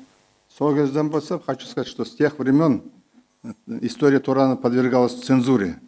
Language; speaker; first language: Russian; non-native, local second language; Kazakh